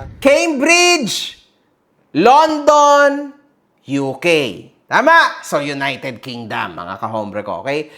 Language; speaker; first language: Filipino; early bilingual, heritage; Filipino